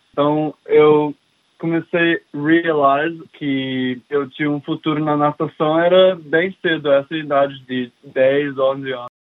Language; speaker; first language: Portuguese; early bilingual, heritage; English